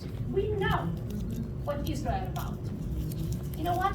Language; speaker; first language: English; non-native, local second language; Hebrew